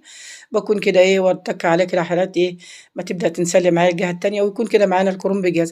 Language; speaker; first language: Arabic; native; Arabic